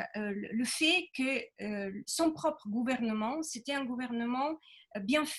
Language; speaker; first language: French; non-native, fluent; Italian